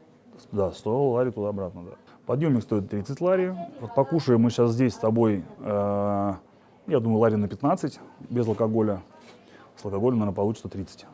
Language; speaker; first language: Russian; native; Russian